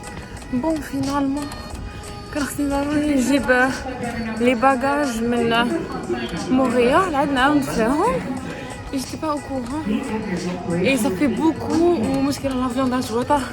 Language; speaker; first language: French; non-native, local second language; Arabic